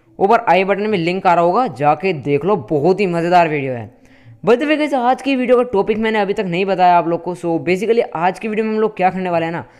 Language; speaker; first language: Hindi; native; Hindi